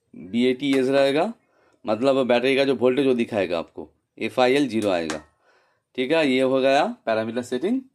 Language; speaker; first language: Hindi; non-native, local second language; Bangla